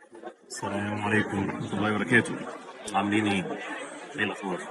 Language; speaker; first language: Arabic; native; Arabic